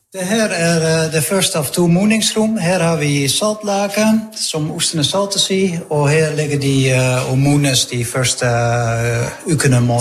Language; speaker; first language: Norwegian; non-native, fluent; Dutch